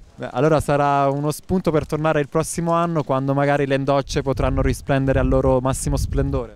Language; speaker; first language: Italian; native; Italian